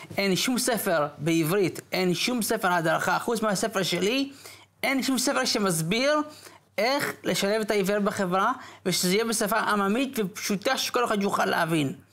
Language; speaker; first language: Hebrew; early bilingual, other home language; English